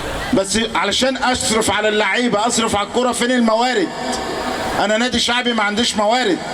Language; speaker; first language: Arabic; native; Arabic